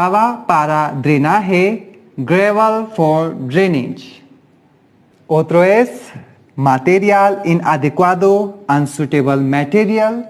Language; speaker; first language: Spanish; non-native, learner; Hindi